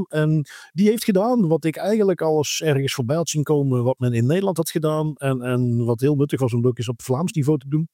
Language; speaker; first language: Dutch; native; Dutch